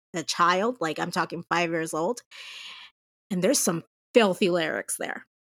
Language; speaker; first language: English; non-native, fluent; Spanish